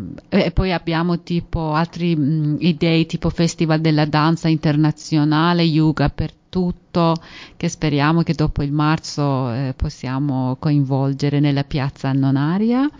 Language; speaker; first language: Italian; non-native, fluent; Persian